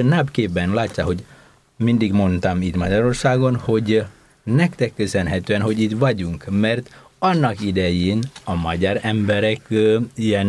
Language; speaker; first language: Hungarian; non-native, fluent; Indonesian